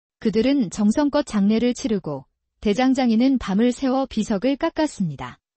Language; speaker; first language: Korean; native; Korean